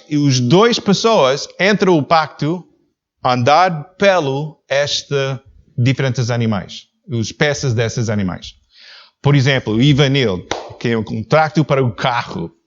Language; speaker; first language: Portuguese; non-native, learner; English